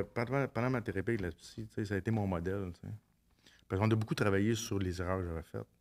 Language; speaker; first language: French; native; French